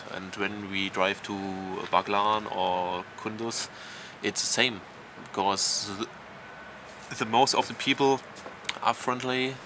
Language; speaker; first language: English; non-native, learner; German